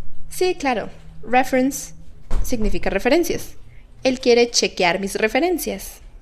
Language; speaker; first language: Spanish; native; Spanish